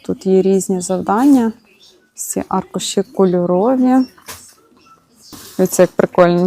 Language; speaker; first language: Ukrainian; native; Ukrainian